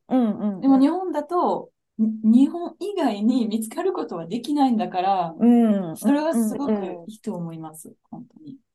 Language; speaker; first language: Japanese; non-native, fluent; French